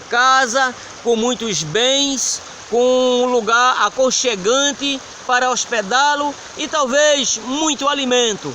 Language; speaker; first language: Portuguese; native; Portuguese